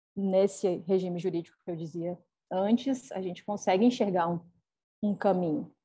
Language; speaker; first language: Portuguese; native; Portuguese